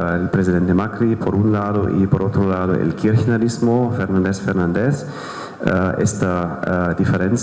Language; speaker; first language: Spanish; non-native, fluent; German